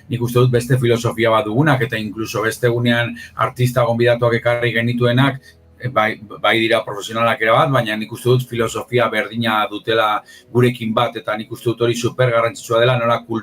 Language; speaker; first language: Basque; native; Basque